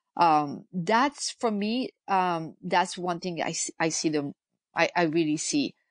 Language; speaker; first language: English; non-native, fluent; French